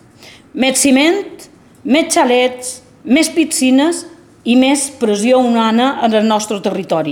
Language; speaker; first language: Catalan; native; Catalan